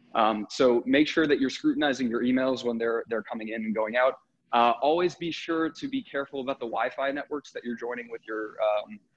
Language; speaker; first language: English; native; English